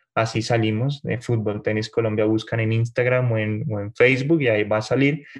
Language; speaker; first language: Spanish; native; Spanish